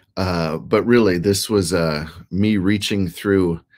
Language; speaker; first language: English; native; English